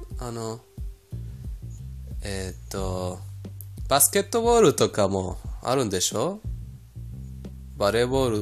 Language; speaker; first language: Japanese; non-native, fluent; Persian